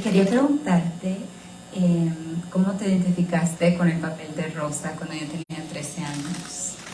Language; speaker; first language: Spanish; early bilingual, heritage; Spanish